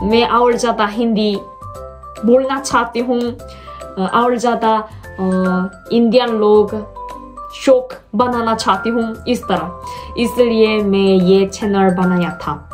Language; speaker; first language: Hindi; non-native, learner; Korean